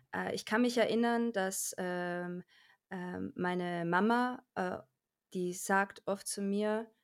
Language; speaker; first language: German; native; German